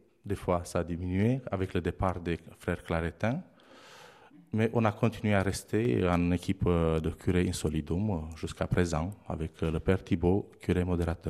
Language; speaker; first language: French; non-native, fluent; Romanian